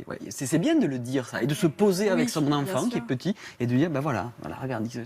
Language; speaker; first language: French; native; French